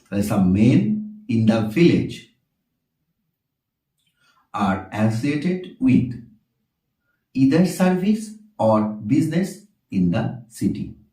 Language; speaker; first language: English; non-native, local second language; Bangla